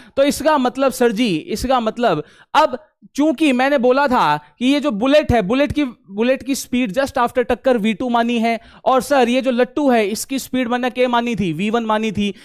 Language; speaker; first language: Hindi; native; Hindi